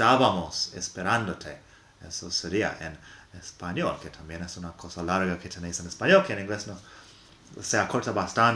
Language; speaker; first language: Spanish; non-native, fluent; English